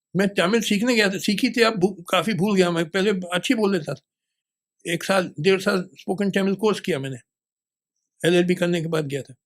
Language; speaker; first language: Hindi; native; Hindi